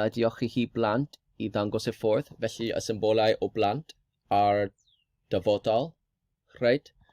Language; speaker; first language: Welsh; non-native, learner; English